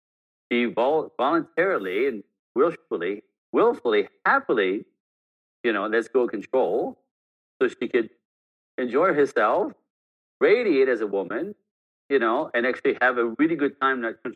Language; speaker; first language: English; non-native, fluent; French